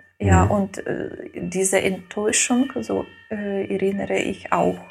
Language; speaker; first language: German; non-native, learner; Ukrainian